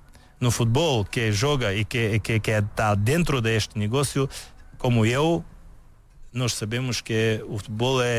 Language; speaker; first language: Portuguese; non-native, learner; Bulgarian